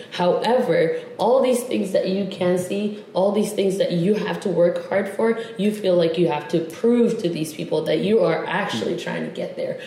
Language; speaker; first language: English; non-native, local second language; Tigrinya